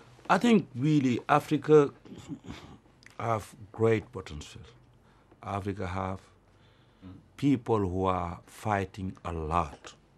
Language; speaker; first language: English; non-native, fluent; Wolof